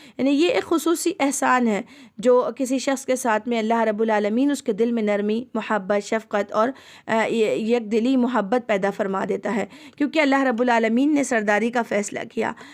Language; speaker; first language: Urdu; native; Urdu